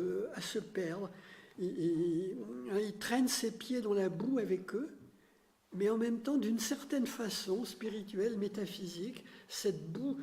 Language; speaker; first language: French; native; French